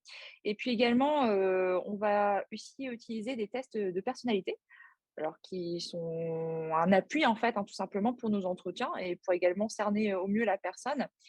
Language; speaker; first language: French; native; French